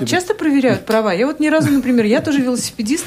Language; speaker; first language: Russian; native; Russian